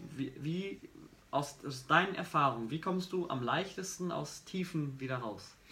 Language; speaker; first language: German; native; German